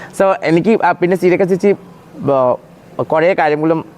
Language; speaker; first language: Malayalam; non-native, local second language; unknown